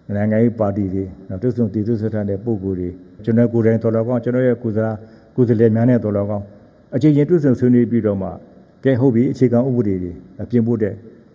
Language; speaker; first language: Burmese; native; Burmese